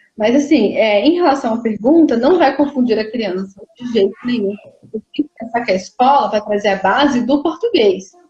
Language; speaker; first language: Portuguese; native; Portuguese